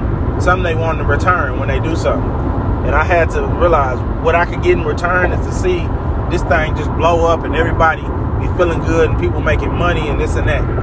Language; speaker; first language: English; native; English